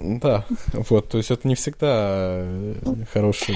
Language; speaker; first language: Russian; native; Russian